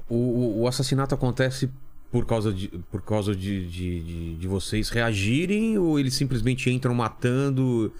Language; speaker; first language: Portuguese; native; Portuguese